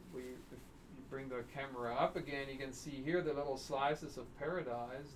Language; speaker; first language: English; non-native, fluent; German